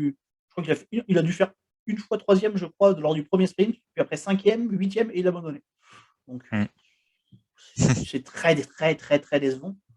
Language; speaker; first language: French; native; French